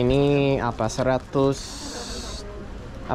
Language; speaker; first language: Indonesian; non-native, learner; English